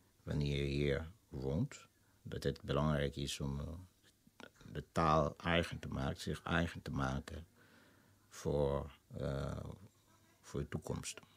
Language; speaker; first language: Dutch; non-native, fluent; Lingala